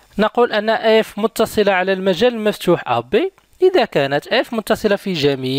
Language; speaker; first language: Arabic; native; Arabic